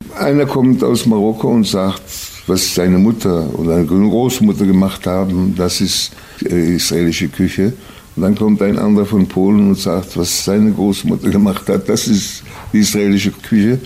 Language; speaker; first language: German; non-native, fluent; Hebrew